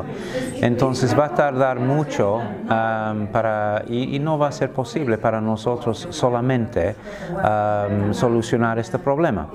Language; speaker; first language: Spanish; non-native, fluent; English